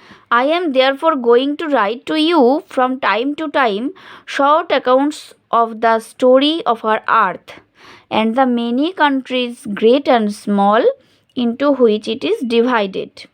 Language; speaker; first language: English; non-native, local second language; Bangla